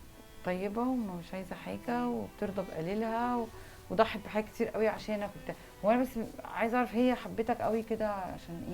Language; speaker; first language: Arabic; native; Arabic